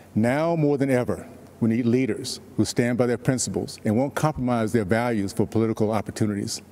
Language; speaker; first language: English; native; English